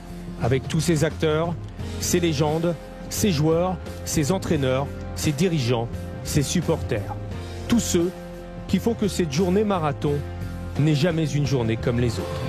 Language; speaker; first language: French; native; French